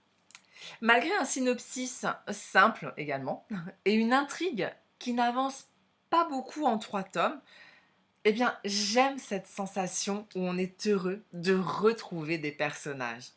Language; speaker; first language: French; native; French